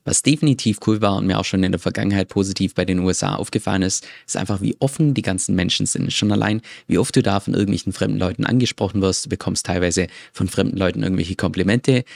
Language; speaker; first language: German; native; German